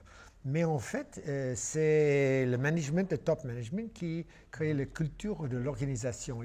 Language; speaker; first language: French; non-native, fluent; English